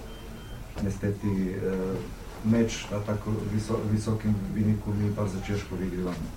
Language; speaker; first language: Polish; non-native, learner; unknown